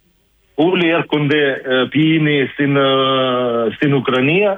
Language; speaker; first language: Greek; non-native, learner; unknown